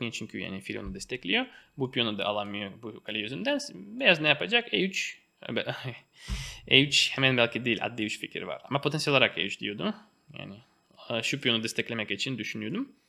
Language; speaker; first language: Turkish; non-native, fluent; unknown